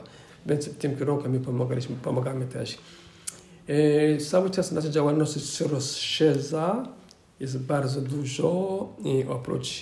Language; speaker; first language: Polish; non-native, fluent; Somali